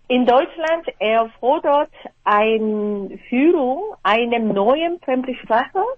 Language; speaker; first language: German; non-native, fluent; Korean